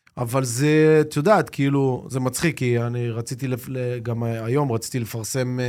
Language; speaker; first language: Hebrew; native; Hebrew